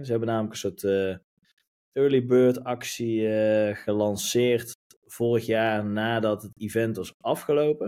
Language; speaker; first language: Dutch; native; Dutch